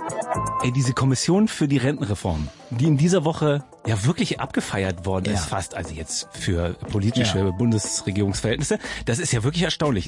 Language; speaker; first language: German; native; German